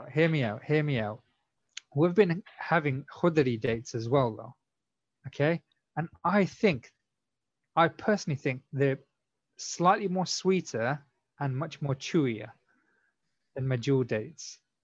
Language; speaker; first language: English; native; English